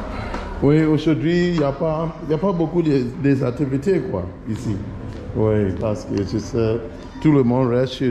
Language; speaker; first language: French; non-native, fluent; English